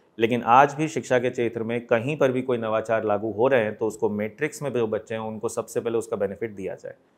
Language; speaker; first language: Hindi; native; Hindi